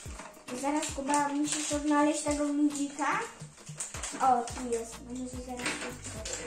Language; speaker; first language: Polish; native; Polish